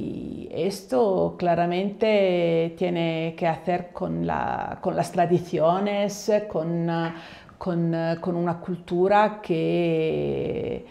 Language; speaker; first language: Spanish; non-native, fluent; Italian